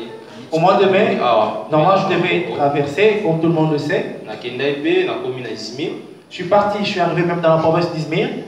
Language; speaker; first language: French; non-native, local second language; Lingala